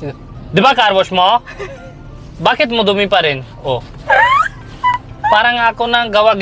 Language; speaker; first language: Filipino; non-native, learner; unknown